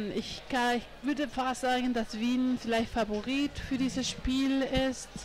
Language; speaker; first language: German; non-native, learner; Spanish